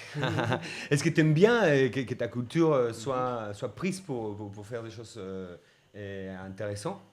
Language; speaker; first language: French; non-native, fluent; Spanish